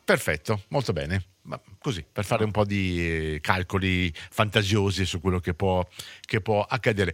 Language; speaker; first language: Italian; native; Italian